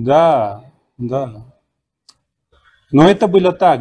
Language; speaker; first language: Russian; non-native, fluent; Spanish